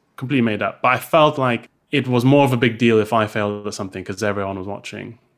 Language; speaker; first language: English; native; English